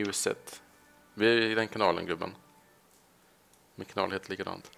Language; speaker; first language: Swedish; native; Swedish